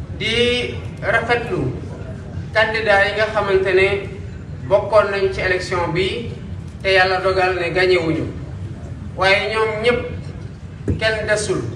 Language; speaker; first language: Wolof; non-native, local second language; Serer